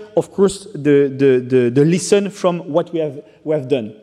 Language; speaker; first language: English; non-native, fluent; French